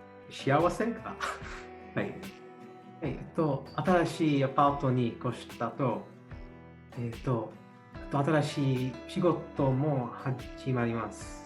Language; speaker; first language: Japanese; non-native, learner; English